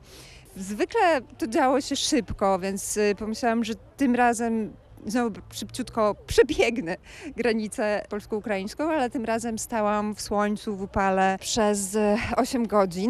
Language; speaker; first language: Polish; non-native, fluent; Ukrainian